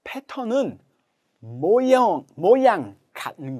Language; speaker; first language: Korean; non-native, learner; English